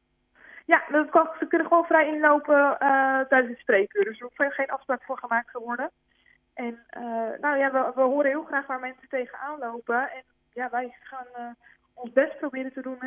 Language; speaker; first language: Dutch; native; Dutch